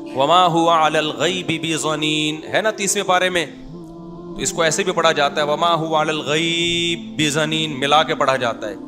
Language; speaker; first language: Urdu; native; Urdu